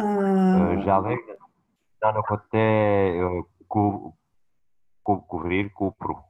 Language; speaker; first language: French; non-native, learner; Romanian